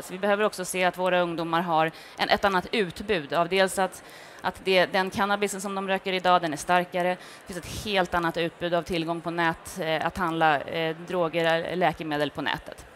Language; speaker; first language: Swedish; native; Swedish